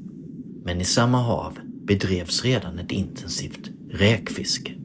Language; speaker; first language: Swedish; native; Swedish